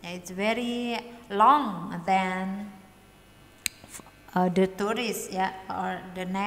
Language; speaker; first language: English; non-native, learner; Indonesian